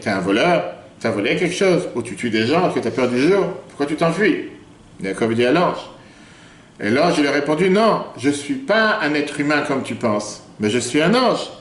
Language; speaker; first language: French; native; French